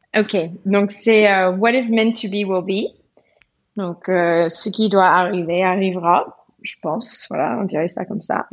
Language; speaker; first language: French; non-native, fluent; English